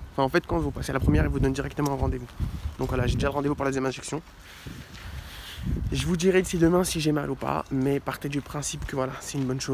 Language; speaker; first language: French; native; French